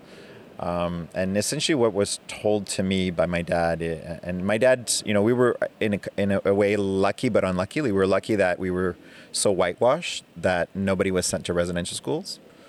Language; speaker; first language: English; non-native, fluent; French